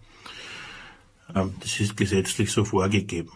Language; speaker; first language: German; native; German